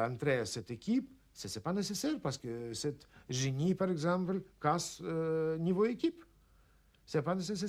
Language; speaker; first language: French; non-native, learner; Russian